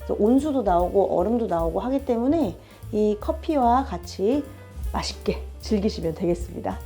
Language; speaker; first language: Korean; native; Korean